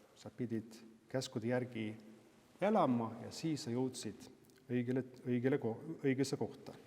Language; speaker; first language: Estonian; non-native, fluent; Norwegian